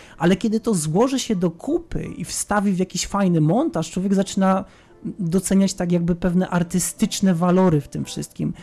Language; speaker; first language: Polish; native; Polish